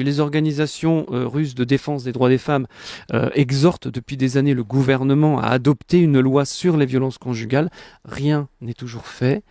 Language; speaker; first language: French; native; French